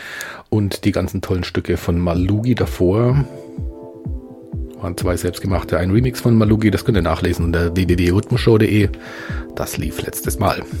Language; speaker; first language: German; native; German